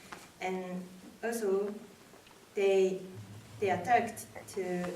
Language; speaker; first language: English; non-native, learner; Japanese